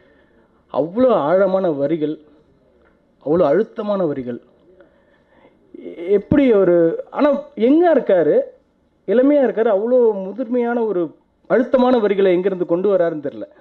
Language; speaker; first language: Tamil; native; Tamil